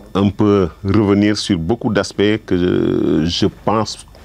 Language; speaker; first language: French; non-native, local second language; Wolof